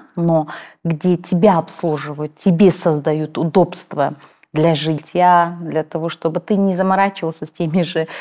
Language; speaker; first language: Russian; non-native, local second language; Kazakh